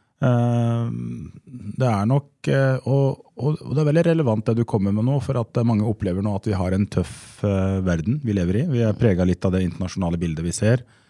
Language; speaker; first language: Norwegian; native; Norwegian